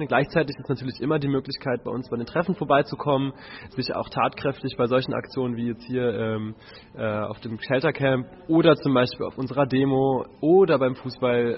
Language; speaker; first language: German; native; German